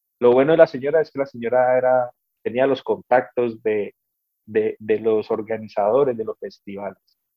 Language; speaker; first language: Spanish; native; Spanish